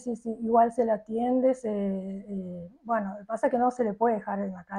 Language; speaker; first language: Spanish; native; Spanish